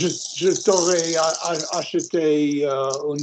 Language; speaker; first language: French; non-native, learner; English